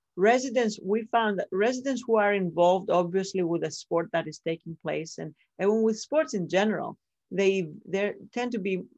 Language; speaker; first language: English; non-native, fluent; Greek